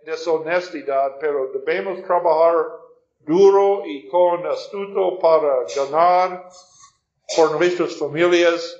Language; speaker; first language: Spanish; non-native, fluent; English